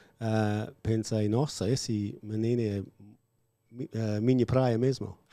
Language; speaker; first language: Portuguese; non-native, learner; English